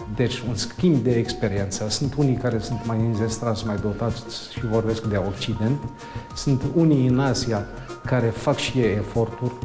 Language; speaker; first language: Romanian; non-native, fluent; Arabic